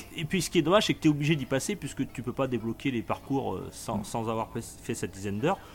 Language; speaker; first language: French; native; French